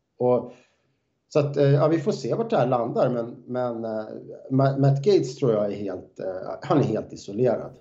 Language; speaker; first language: Swedish; native; Swedish